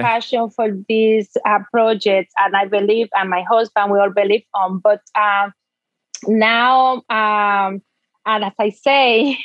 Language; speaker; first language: English; non-native, fluent; Spanish